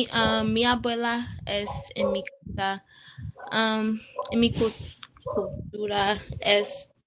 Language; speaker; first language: Spanish; non-native, learner; English